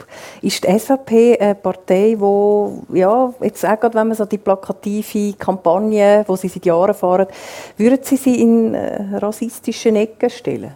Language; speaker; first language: German; native; German